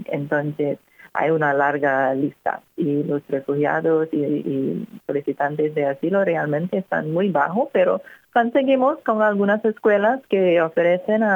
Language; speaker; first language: Spanish; non-native, fluent; English